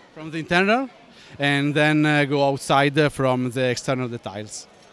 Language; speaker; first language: English; non-native, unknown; Italian